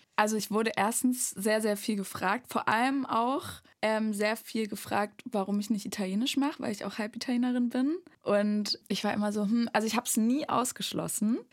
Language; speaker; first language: German; native; German